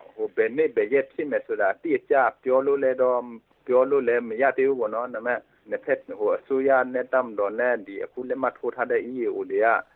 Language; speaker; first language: Burmese; non-native, local second language; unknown